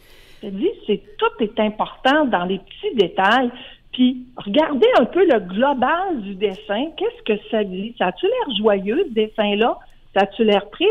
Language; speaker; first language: French; native; French